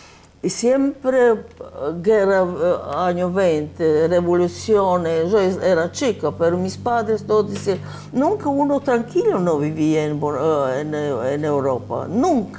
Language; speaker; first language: Spanish; non-native, fluent; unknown